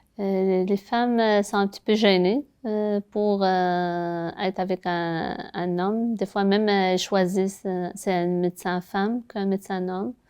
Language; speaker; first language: French; non-native, local second language; Arabic